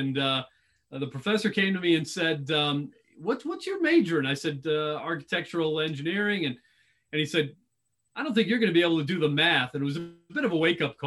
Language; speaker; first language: English; native; English